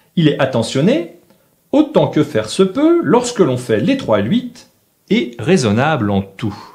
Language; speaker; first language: French; native; French